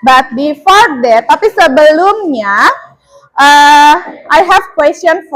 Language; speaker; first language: English; non-native, learner; Indonesian